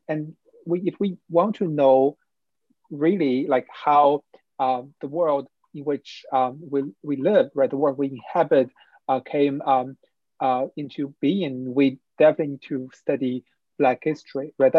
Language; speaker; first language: English; non-native, fluent; Chinese